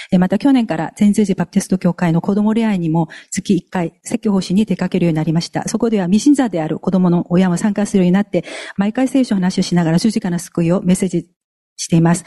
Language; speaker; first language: Japanese; non-native, fluent; Korean